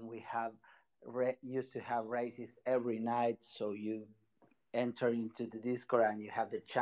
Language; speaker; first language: English; non-native, fluent; Spanish